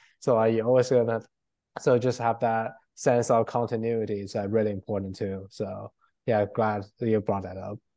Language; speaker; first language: English; non-native, fluent; Chinese